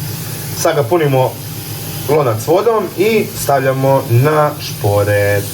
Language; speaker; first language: Croatian; native; Croatian